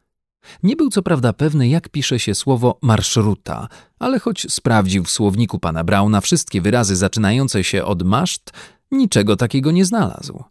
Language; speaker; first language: Polish; native; Polish